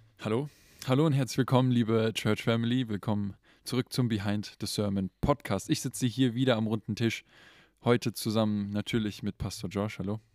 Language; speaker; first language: German; native; German